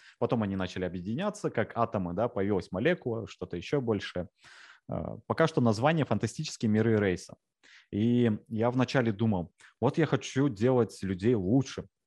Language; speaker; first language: Russian; native; Russian